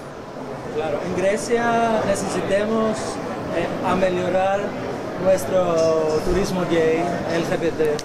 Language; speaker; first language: Spanish; non-native, learner; Greek